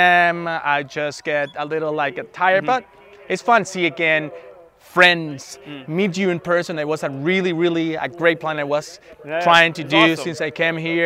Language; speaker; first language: English; non-native, fluent; Spanish